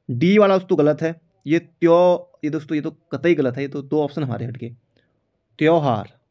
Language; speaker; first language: Hindi; native; Hindi